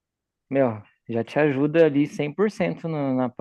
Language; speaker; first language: Portuguese; native; Portuguese